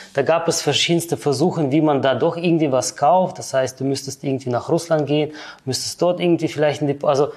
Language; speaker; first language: German; non-native, fluent; Russian